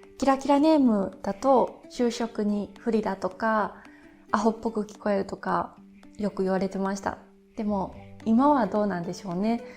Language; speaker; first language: Japanese; native; Japanese